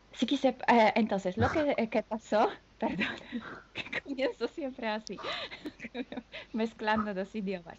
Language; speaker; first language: Spanish; non-native, fluent; French